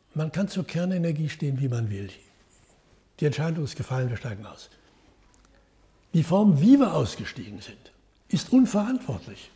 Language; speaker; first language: German; native; German